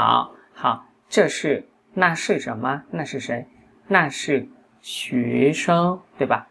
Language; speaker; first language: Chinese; non-native, fluent; Vietnamese